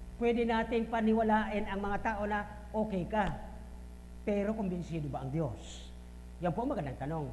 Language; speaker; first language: Filipino; non-native, local second language; Bikol